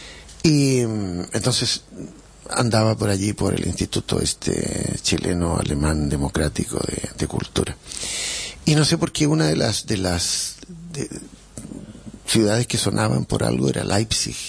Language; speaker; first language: Spanish; native; Spanish